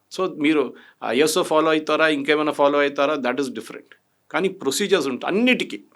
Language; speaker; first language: Telugu; non-native, fluent; Malayalam